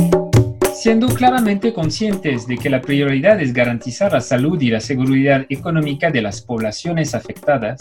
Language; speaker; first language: Spanish; native; Spanish